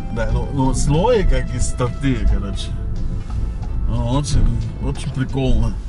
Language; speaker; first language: Russian; non-native, learner; Spanish